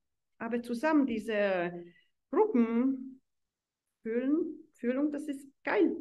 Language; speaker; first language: German; non-native, fluent; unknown